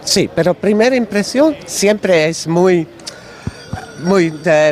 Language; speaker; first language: Spanish; non-native, learner; Dutch